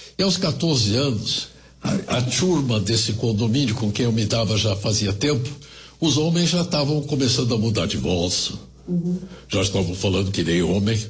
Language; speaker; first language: Portuguese; early bilingual, other home language; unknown